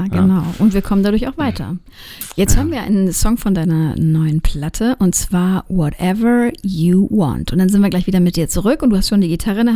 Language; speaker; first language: German; native; German